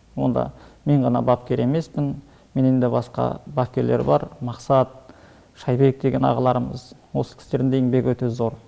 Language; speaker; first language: Kazakh; early bilingual, heritage; Kazakh